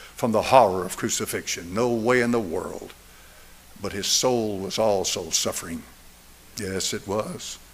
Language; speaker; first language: English; native; English